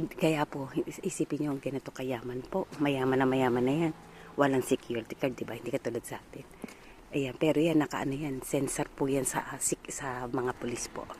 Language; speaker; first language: Filipino; native; Filipino